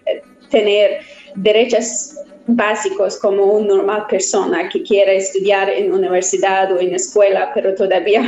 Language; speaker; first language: Spanish; non-native, learner; Persian